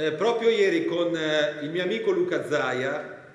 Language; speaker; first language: Italian; native; Italian